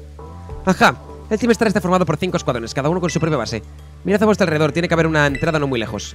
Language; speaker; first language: Spanish; native; Spanish